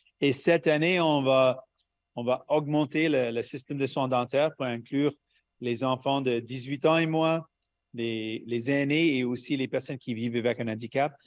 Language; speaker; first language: French; non-native, local second language; English